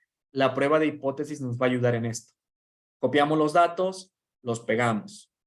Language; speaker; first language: Spanish; native; Spanish